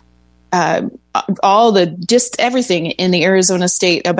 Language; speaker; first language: English; native; English